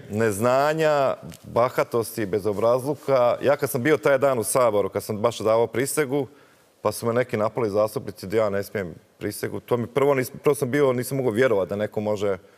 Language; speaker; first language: Croatian; native; Croatian